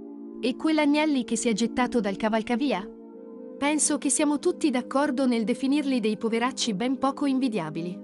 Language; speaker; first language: Italian; native; Italian